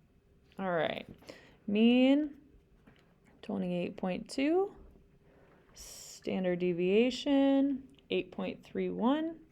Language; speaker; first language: English; native; English